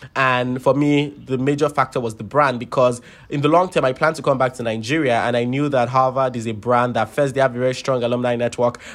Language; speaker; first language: English; non-native, local second language; Yoruba